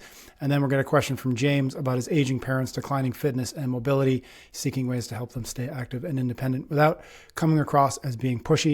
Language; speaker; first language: English; native; English